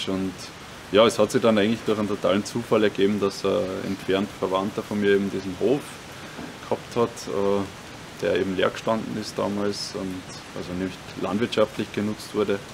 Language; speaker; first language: German; native; German